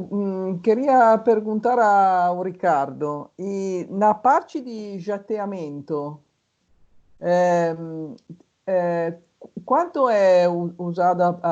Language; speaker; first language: Portuguese; non-native, fluent; Italian